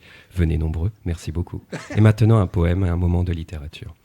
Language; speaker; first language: French; native; French